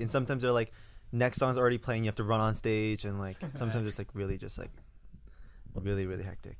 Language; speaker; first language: English; early bilingual, other home language; Korean